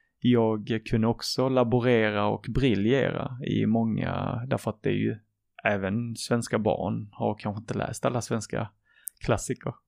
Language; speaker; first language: Swedish; early bilingual, other home language; Arabic